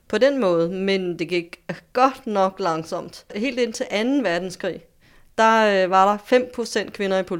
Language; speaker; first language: Danish; native; Danish